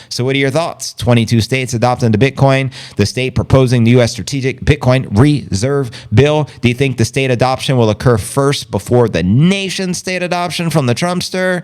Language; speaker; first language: English; native; English